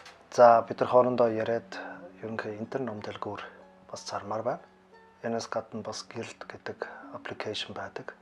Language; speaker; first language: Mongolian; non-native, fluent; German